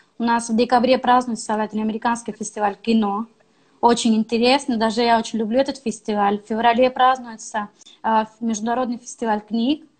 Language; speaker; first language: Russian; non-native, fluent; Spanish